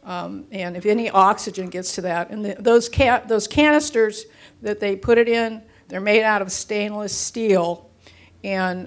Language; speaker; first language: English; native; English